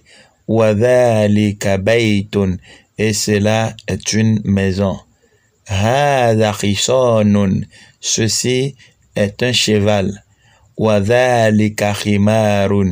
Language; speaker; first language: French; non-native, local second language; Fon